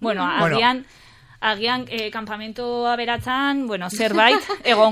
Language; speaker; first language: Basque; non-native, local second language; Spanish